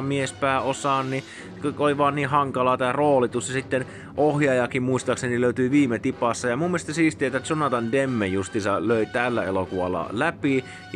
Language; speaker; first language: Finnish; native; Finnish